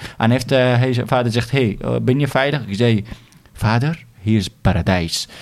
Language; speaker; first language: Dutch; non-native, fluent; Arabic